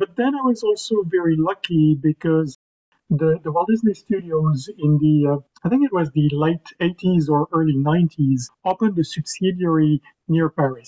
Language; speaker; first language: English; non-native, fluent; French